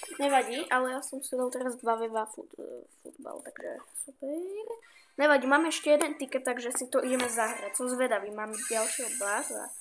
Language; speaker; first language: Slovak; non-native, local second language; Hungarian